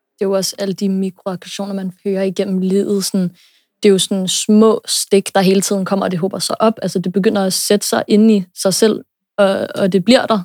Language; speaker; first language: Danish; early bilingual, other home language; English